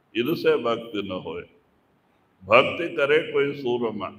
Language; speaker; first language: Hindi; non-native, local second language; Kannada